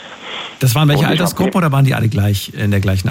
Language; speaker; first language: German; native; German